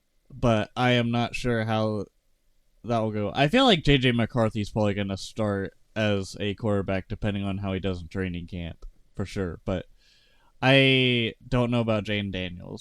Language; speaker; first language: English; native; English